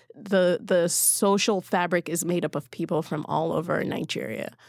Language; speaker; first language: English; non-native, local second language; Yoruba